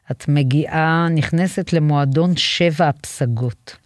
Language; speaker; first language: Hebrew; native; Hebrew